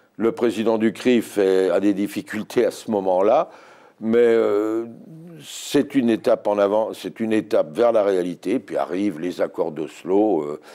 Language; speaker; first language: French; native; French